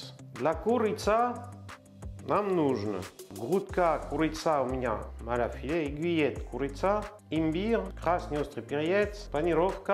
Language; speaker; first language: Russian; non-native, learner; French